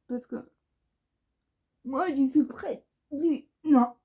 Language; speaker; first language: French; non-native, learner; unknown